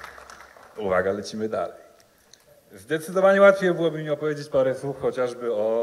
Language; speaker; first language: Polish; native; Polish